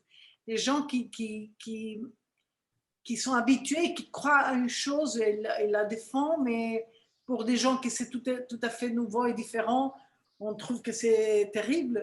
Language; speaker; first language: French; non-native, fluent; Spanish